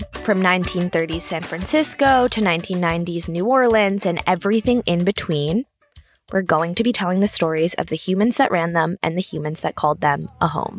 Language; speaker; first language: English; native; English